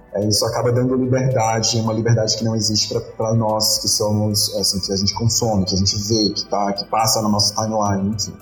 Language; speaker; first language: Portuguese; native; Portuguese